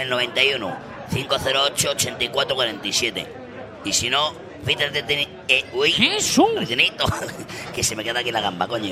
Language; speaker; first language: Spanish; native; Spanish